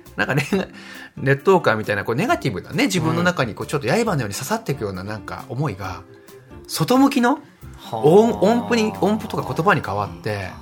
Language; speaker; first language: Japanese; native; Japanese